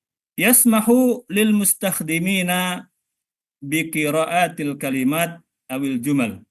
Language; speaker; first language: Arabic; non-native, fluent; Indonesian